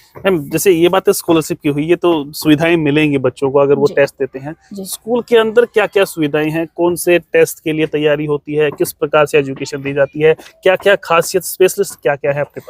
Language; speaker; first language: Hindi; native; Hindi